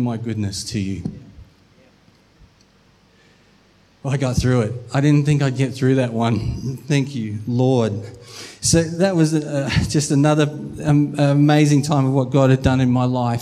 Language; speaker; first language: English; native; English